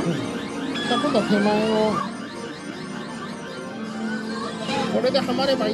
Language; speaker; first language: Japanese; native; Japanese